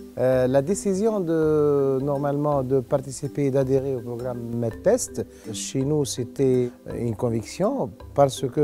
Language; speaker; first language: French; non-native, local second language; Arabic